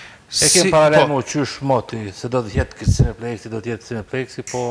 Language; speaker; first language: Albanian; native; Albanian